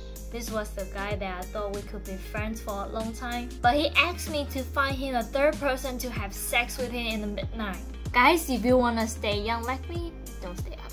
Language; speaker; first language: English; non-native, fluent; Chinese